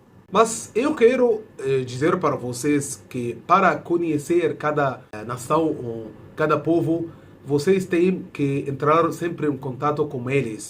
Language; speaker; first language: Portuguese; non-native, fluent; Arabic